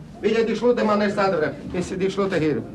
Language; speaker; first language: Dutch; non-native, learner; Romany